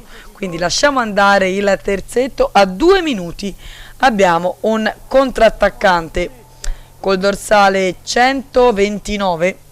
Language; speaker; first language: Italian; native; Italian